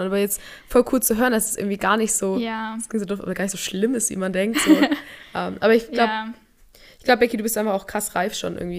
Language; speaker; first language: German; native; German